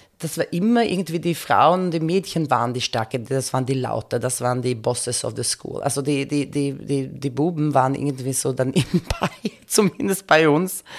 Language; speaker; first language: German; non-native, fluent; Finnish